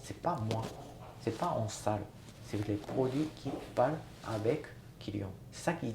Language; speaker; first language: French; non-native, learner; Japanese